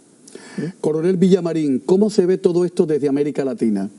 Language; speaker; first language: Spanish; native; Spanish